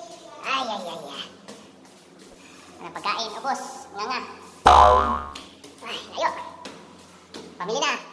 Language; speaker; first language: Filipino; native; Filipino